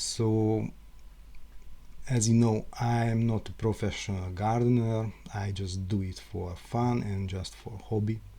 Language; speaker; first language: English; non-native, learner; Hungarian